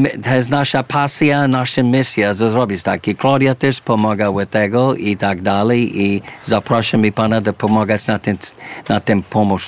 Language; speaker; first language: Polish; early bilingual, heritage; English